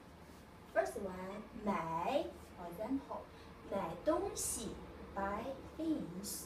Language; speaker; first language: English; non-native, learner; Chinese